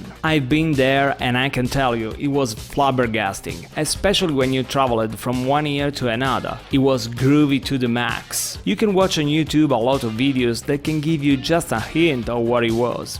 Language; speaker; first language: English; non-native, fluent; Italian